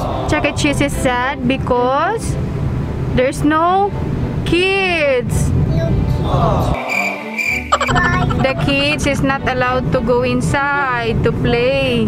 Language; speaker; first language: English; non-native, local second language; Filipino